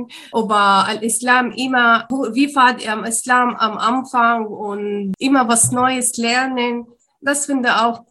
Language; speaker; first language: German; non-native, learner; Arabic